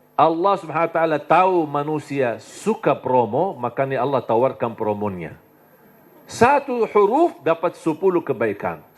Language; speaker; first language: Indonesian; non-native, fluent; Arabic